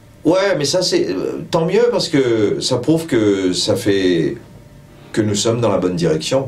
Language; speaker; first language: French; non-native, local second language; Morisyen